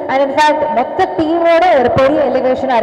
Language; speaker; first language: Tamil; native; Tamil